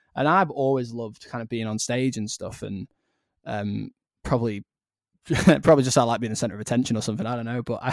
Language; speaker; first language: English; native; English